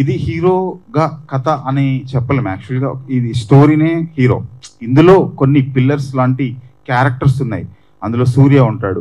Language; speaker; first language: Telugu; native; Telugu